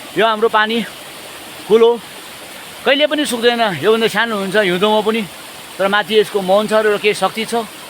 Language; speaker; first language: Nepali; non-native, local second language; Eastern Tamang